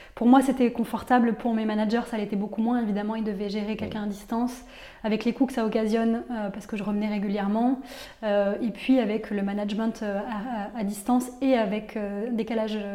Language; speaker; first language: French; native; French